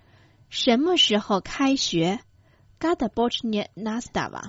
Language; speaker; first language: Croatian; non-native, fluent; Chinese